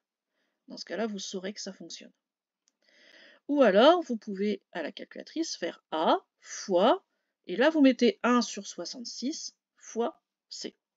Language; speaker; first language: French; native; French